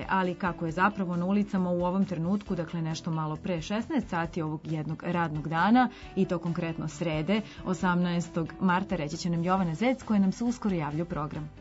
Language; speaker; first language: Serbian; native; Serbian